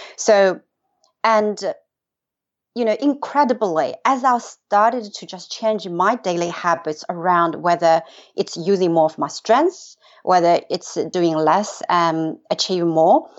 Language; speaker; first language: English; non-native, fluent; Chinese